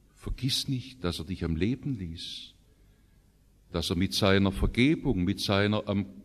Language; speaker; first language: German; native; German